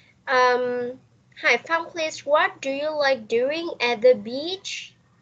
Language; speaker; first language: English; non-native, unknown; Vietnamese